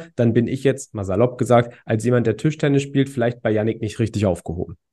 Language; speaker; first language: German; native; German